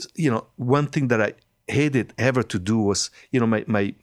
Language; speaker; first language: English; non-native, fluent; French